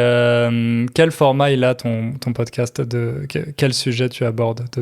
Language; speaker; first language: French; native; French